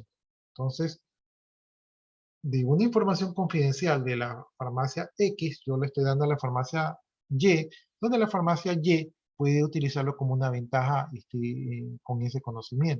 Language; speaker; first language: Spanish; native; Spanish